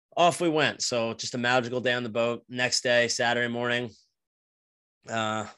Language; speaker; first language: English; native; English